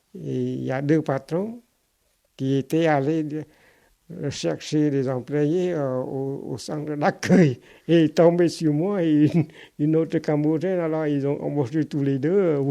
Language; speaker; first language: French; non-native, fluent; Khmer